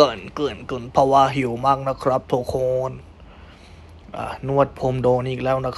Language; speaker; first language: Thai; non-native, fluent; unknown